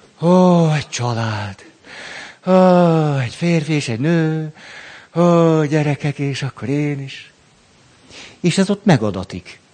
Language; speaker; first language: Hungarian; native; Hungarian